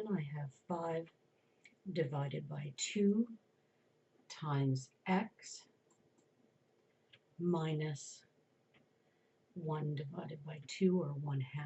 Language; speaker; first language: English; native; English